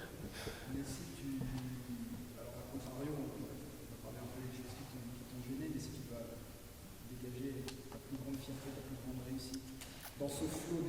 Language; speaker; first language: French; native; French